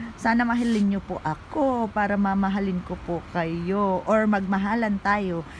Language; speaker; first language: Filipino; non-native, local second language; Cebuano